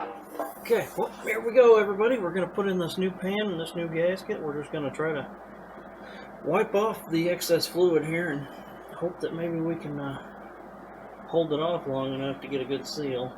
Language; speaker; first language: English; native; English